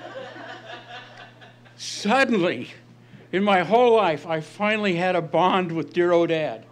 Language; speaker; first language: English; native; English